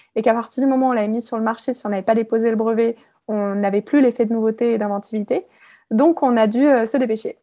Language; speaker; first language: French; native; French